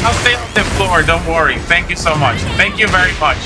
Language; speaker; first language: English; non-native, local second language; Spanish